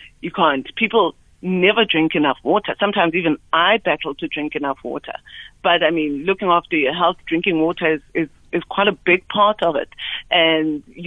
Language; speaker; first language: English; non-native, local second language; Southern Sotho